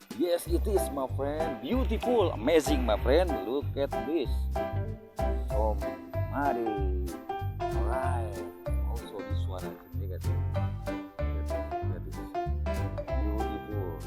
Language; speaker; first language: English; non-native, learner; Indonesian